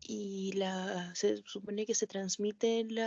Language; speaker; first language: Spanish; native; Spanish